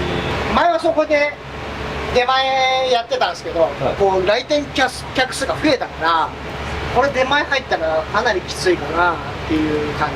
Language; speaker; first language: Japanese; native; Japanese